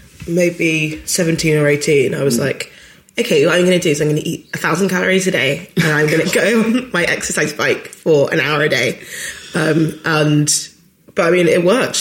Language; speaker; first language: English; native; English